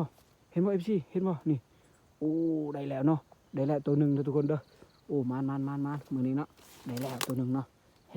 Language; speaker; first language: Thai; non-native, local second language; Northeastern Thai